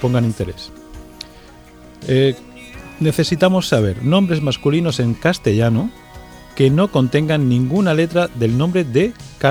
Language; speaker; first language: Spanish; native; Spanish